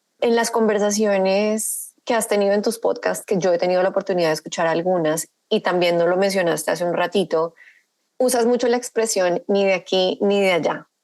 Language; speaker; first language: Spanish; native; Spanish